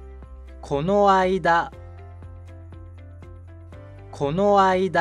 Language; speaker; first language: Japanese; native; Japanese